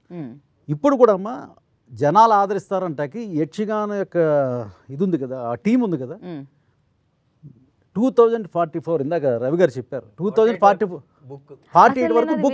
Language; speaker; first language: Telugu; native; Telugu